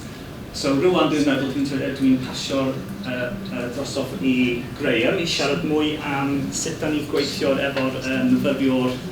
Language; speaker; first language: Welsh; non-native, learner; English